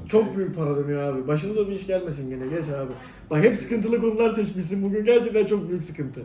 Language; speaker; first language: Turkish; native; Turkish